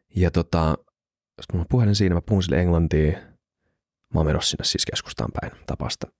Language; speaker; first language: Finnish; native; Finnish